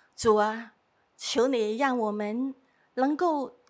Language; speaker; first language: Chinese; non-native, fluent; Cantonese